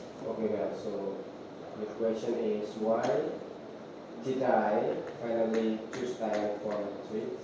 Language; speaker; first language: English; non-native, fluent; Indonesian